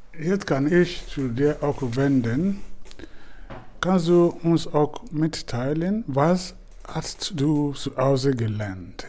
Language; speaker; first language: German; non-native, fluent; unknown